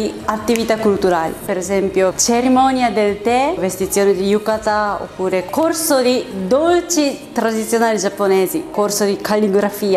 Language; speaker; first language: Italian; non-native, fluent; Japanese